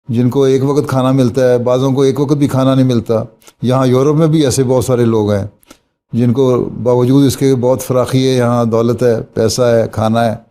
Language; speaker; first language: Urdu; native; Urdu